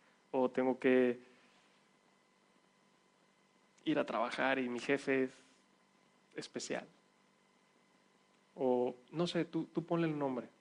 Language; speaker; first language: Spanish; native; Spanish